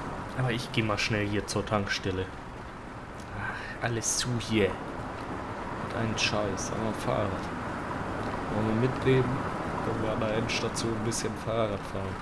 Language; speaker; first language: German; native; German